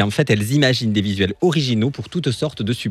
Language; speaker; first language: French; native; French